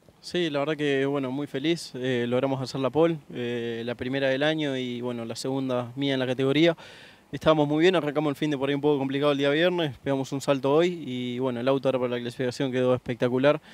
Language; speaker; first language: Spanish; native; Spanish